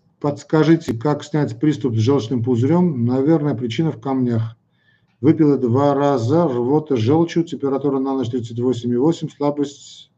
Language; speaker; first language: Russian; non-native, local second language; Armenian